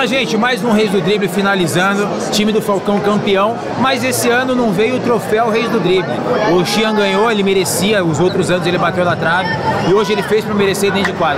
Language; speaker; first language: Portuguese; native; Portuguese